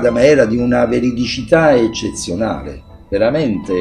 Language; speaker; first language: Italian; native; Italian